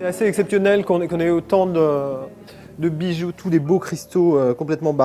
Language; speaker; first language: French; native; French